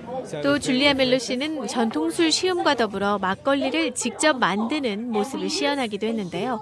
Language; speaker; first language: Korean; native; Korean